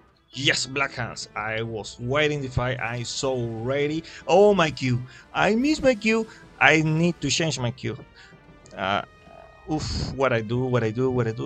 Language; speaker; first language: English; non-native, learner; Spanish